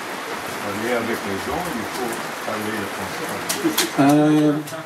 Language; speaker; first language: French; non-native, fluent; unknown